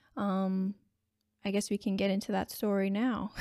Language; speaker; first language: English; native; English